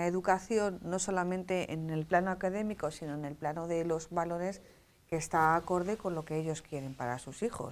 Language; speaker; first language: Spanish; native; Spanish